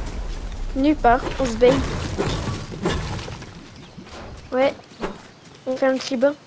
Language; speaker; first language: French; native; French